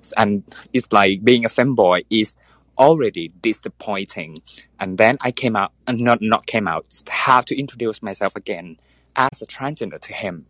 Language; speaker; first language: English; non-native, fluent; Thai